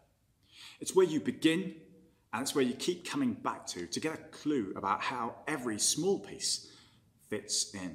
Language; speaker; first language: English; native; English